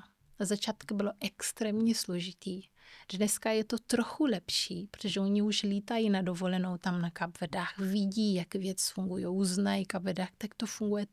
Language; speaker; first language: Czech; non-native, fluent; Kabuverdianu